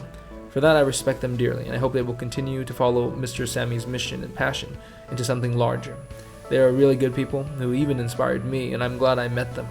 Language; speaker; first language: English; early bilingual, other home language; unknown